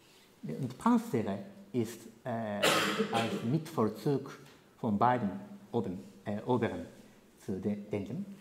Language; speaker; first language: German; non-native, fluent; Japanese